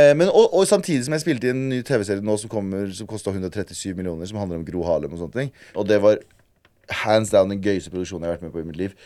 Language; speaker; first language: Norwegian; early bilingual, other home language; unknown